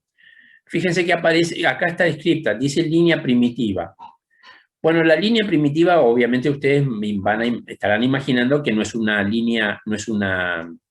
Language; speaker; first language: Spanish; native; Spanish